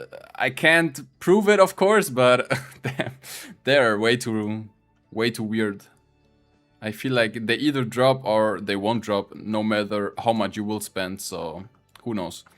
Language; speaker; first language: English; non-native, fluent; German